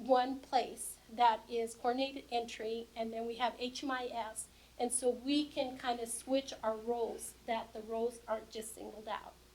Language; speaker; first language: English; native; English